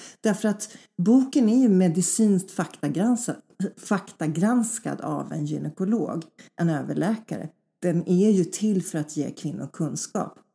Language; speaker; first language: Swedish; early bilingual, other home language; Polish